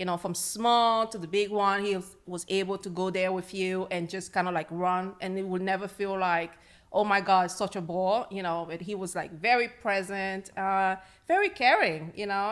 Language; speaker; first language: English; non-native, local second language; French